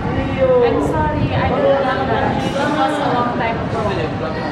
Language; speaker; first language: English; non-native, learner; Indonesian